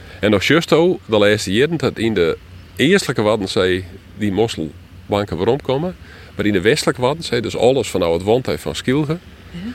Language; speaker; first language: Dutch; non-native, local second language; Western Frisian